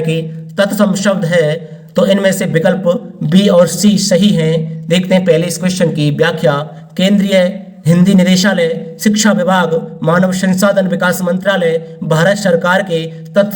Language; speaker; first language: Hindi; native; Hindi